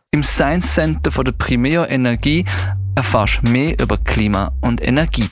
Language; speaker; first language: German; native; German